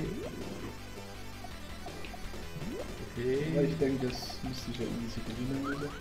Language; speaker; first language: German; native; German